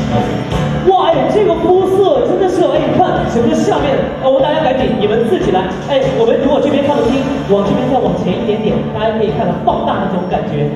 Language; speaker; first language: Chinese; native; Chinese